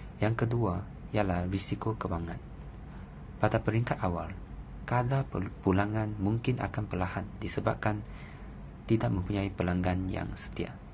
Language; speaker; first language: Malay; non-native, local second language; Chinese